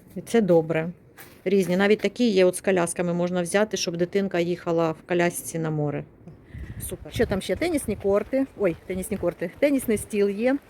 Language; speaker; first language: Ukrainian; non-native, local second language; Russian